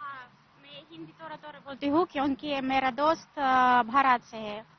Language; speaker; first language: Hindi; non-native, learner; Russian